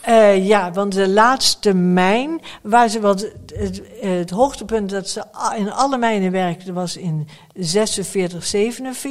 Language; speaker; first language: Dutch; native; Dutch